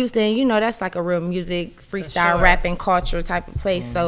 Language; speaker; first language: English; native; English